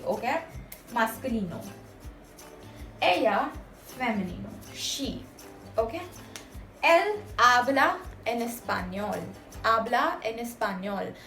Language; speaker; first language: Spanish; non-native, fluent; Hindi